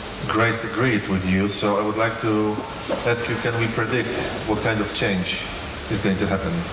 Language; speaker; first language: English; non-native, fluent; Polish